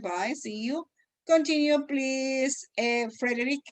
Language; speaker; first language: English; non-native, fluent; Spanish